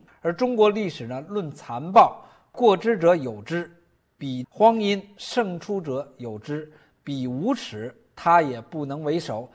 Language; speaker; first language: Chinese; native; Chinese